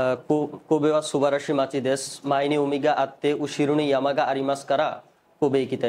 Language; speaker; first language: Japanese; non-native, learner; Bangla